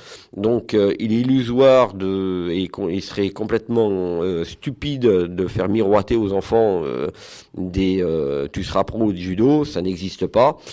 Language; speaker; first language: French; native; French